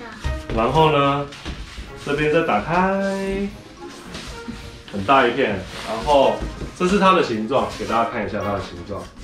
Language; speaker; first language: Chinese; native; Chinese